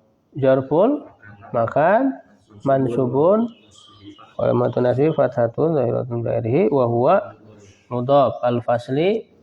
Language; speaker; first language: Arabic; non-native, fluent; Indonesian